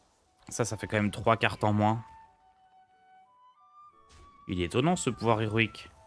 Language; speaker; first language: French; native; French